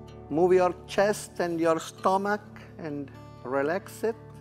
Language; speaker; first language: English; non-native, fluent; Italian